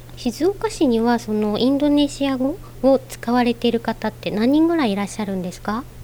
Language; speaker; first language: Japanese; native; Japanese